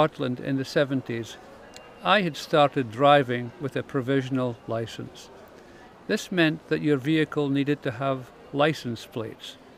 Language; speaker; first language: English; native; English